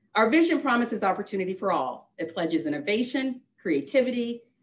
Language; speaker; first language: English; native; English